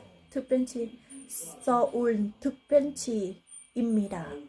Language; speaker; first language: Korean; non-native, learner; Thai